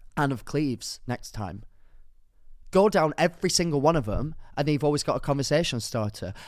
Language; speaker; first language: English; native; English